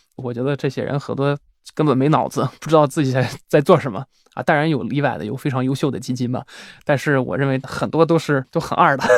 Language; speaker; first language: Chinese; non-native, fluent; Swiss German